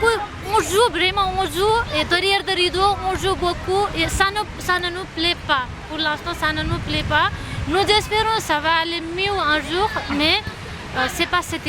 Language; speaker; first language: French; non-native, fluent; Nepali